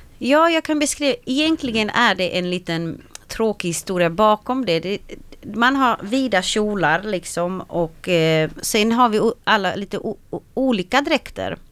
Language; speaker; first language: Swedish; early bilingual, other home language; Romany